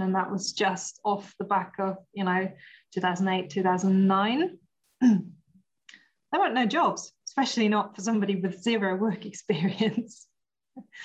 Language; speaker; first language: English; non-native, fluent; German